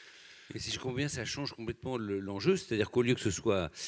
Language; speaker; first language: French; native; French